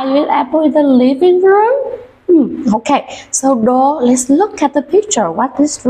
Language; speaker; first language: English; non-native, fluent; Vietnamese